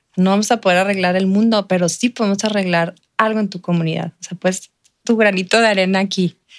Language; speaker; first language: Spanish; native; Spanish